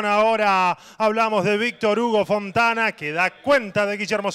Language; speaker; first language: Spanish; native; Spanish